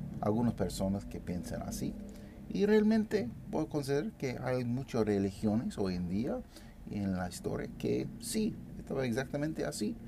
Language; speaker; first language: Spanish; non-native, fluent; English